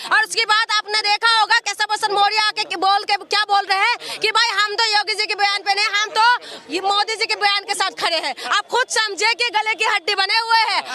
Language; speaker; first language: Hindi; non-native, local second language; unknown